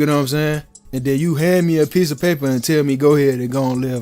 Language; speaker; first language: English; native; English